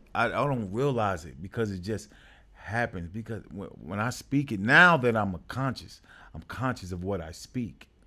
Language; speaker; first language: English; native; English